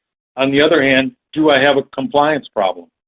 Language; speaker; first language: English; native; English